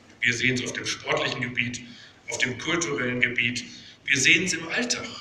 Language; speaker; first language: German; native; German